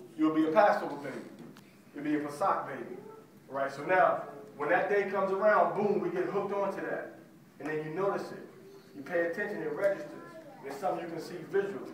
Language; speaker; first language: English; native; English